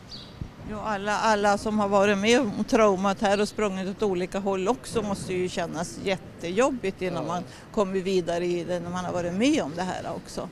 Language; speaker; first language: Swedish; native; Swedish